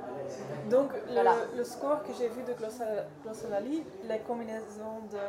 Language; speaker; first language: French; non-native, learner; Dutch